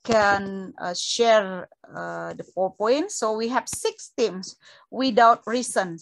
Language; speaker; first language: English; non-native, fluent; Indonesian